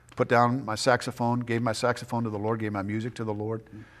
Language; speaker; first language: English; native; English